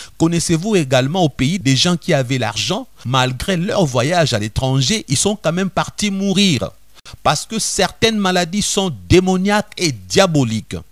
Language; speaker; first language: French; non-native, local second language; Lingala